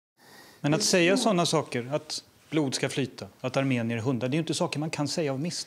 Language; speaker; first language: Swedish; native; Swedish